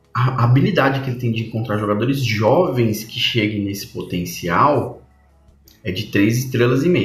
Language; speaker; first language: Portuguese; native; Portuguese